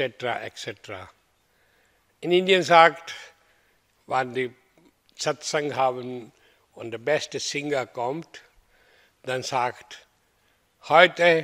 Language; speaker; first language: German; non-native, learner; Hindi